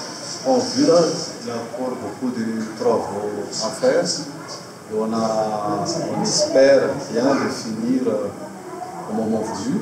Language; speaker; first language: French; non-native, local second language; Malagasy